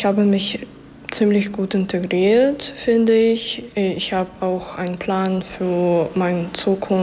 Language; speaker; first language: German; non-native, fluent; Ukrainian